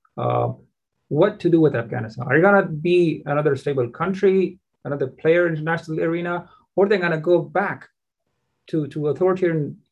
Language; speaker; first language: English; non-native, fluent; Persian